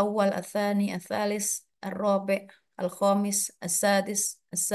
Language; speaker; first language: Arabic; non-native, fluent; Indonesian